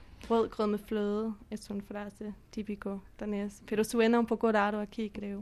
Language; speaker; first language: Spanish; non-native, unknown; Danish